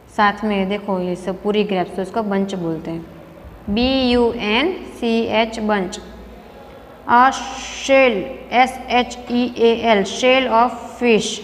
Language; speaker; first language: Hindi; non-native, local second language; Gujarati